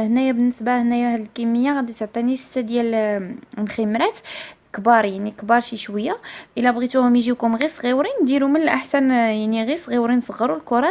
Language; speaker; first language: Arabic; native; Arabic